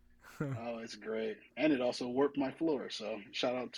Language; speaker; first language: English; native; English